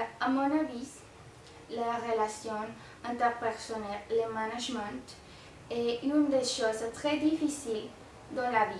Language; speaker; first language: French; non-native, learner; Spanish